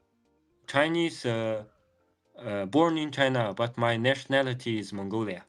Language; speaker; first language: English; non-native, learner; Mongolian